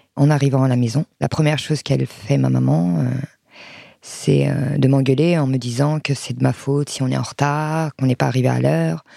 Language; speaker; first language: French; early bilingual, other home language; Arabic